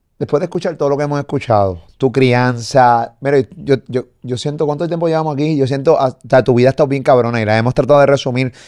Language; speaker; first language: Spanish; native; Spanish